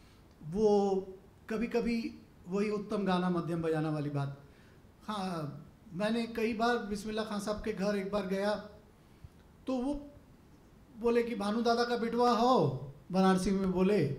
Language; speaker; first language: Hindi; native; Hindi